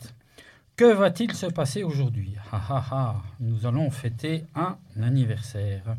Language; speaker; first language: French; native; French